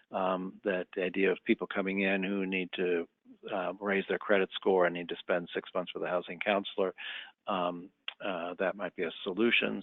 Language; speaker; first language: English; native; English